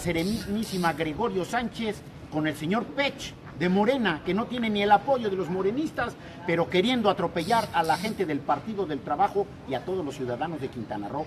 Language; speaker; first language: Spanish; native; Spanish